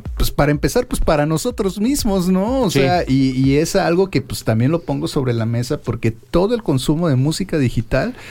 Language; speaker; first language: Spanish; native; Spanish